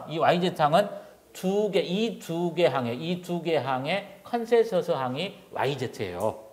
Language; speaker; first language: Korean; native; Korean